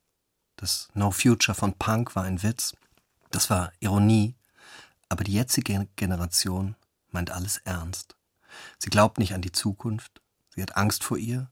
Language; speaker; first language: German; native; German